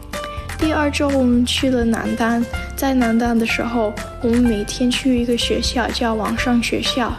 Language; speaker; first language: Chinese; non-native, learner; English